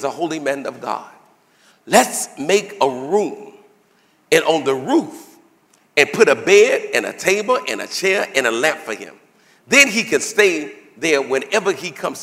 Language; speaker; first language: English; native; English